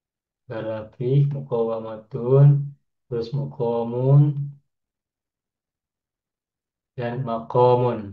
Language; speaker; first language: Arabic; non-native, fluent; Indonesian